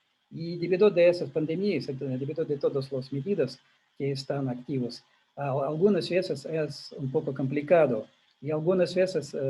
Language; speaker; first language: Spanish; non-native, learner; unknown